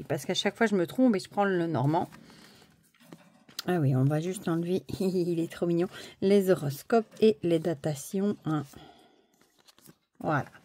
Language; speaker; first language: French; native; French